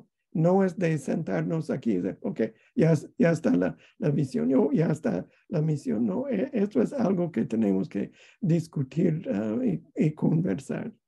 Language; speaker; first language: Spanish; non-native, fluent; English